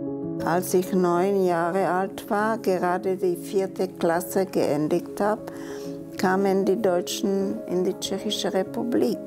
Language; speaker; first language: German; non-native, fluent; Czech